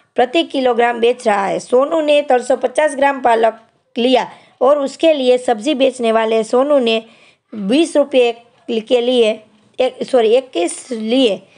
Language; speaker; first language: Hindi; non-native, local second language; Gujarati